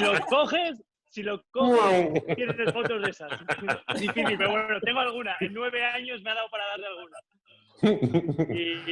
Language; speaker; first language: Spanish; native; Spanish